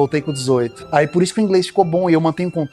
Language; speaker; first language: Portuguese; native; Portuguese